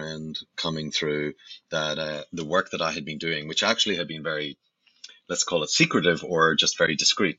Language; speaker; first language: English; native; English